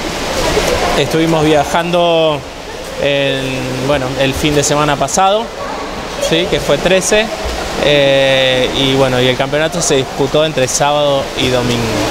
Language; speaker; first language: Spanish; native; Spanish